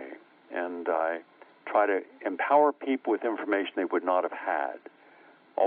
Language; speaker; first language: English; native; English